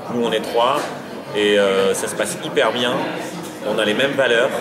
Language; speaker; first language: French; early bilingual, other home language; Arabic